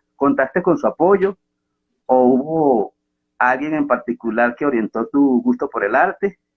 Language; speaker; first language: Spanish; native; Spanish